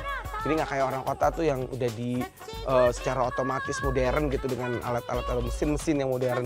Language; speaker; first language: Indonesian; native; Indonesian